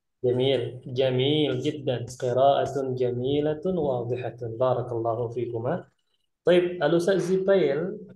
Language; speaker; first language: Arabic; non-native, fluent; Indonesian